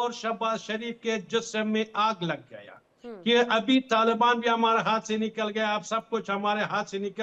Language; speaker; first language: Hindi; non-native, fluent; Pashto